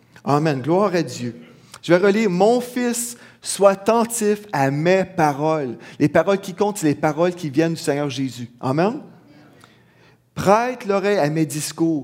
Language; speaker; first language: French; native; French